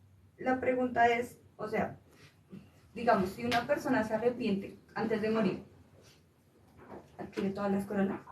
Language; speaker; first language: Spanish; native; Spanish